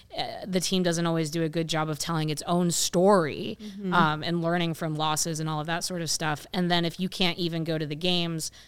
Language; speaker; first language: English; native; English